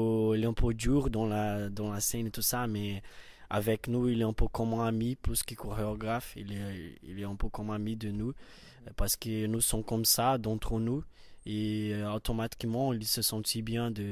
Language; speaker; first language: French; non-native, learner; Portuguese